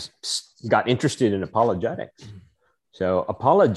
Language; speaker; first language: English; non-native, local second language; Filipino